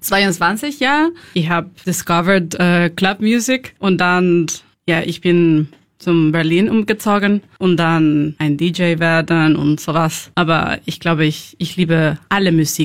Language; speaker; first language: German; non-native, learner; Spanish